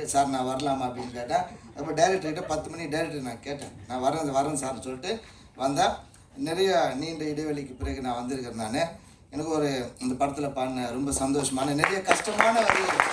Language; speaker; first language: Tamil; native; Tamil